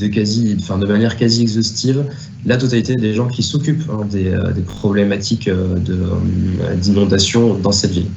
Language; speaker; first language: French; native; French